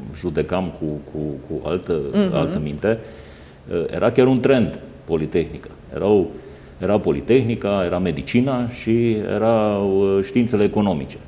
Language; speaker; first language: Romanian; native; Romanian